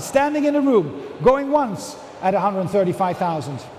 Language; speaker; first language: English; native; English